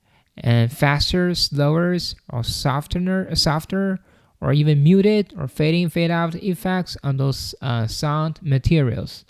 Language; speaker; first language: English; non-native, fluent; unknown